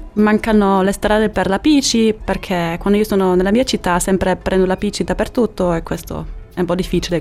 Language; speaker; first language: Italian; non-native, fluent; German